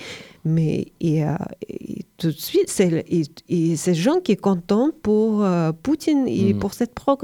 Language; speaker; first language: French; non-native, learner; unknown